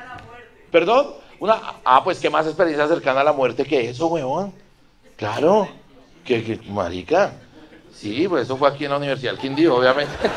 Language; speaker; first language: Spanish; native; Spanish